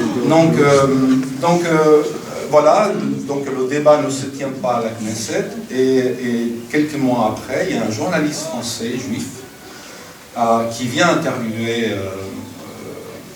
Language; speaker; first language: French; non-native, fluent; Spanish